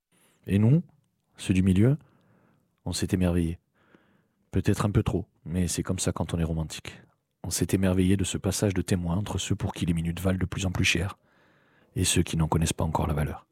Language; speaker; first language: French; native; French